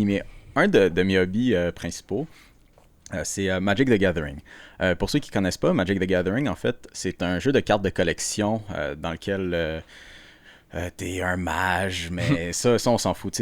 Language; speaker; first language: French; native; French